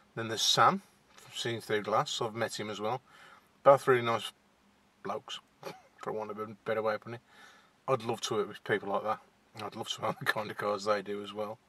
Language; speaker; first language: English; native; English